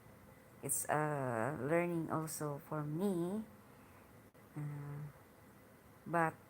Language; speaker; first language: English; non-native, learner; Hiligaynon